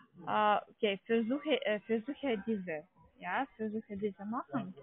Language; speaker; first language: German; non-native, learner; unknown